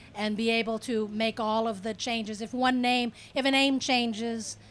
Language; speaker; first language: English; native; English